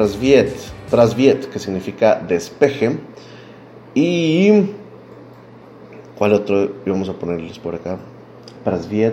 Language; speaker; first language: Spanish; native; Spanish